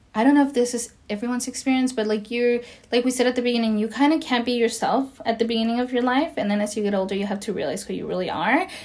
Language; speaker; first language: English; native; English